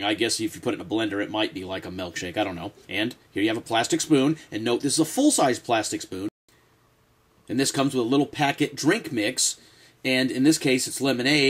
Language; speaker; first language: English; native; English